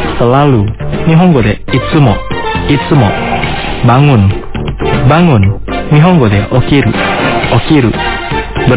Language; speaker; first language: Japanese; non-native, fluent; Indonesian